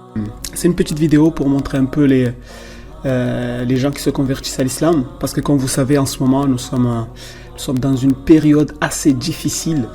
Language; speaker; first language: French; native; French